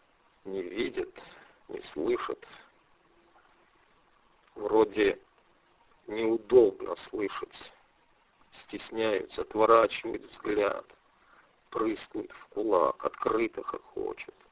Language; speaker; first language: Russian; native; Russian